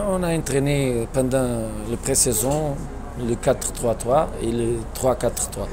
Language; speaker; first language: French; non-native, learner; Portuguese